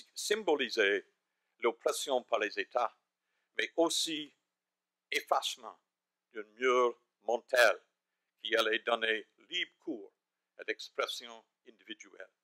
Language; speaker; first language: French; non-native, fluent; English